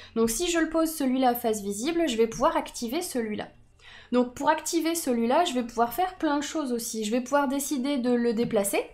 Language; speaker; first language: French; native; French